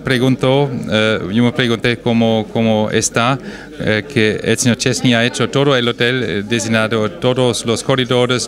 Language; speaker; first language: Spanish; non-native, fluent; German